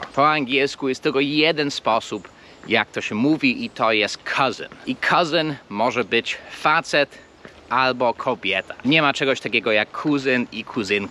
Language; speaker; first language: Polish; non-native, fluent; English